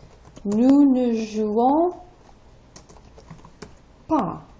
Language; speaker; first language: French; non-native, fluent; English